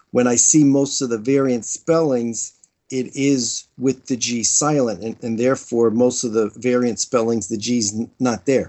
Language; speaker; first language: English; native; English